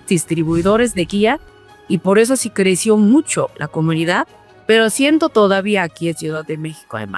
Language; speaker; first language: Spanish; non-native, fluent; Korean